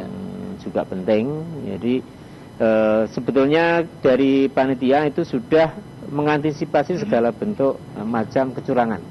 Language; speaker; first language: Indonesian; native; Indonesian